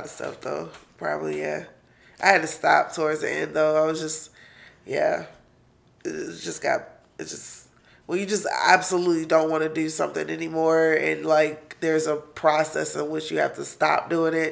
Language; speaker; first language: English; native; English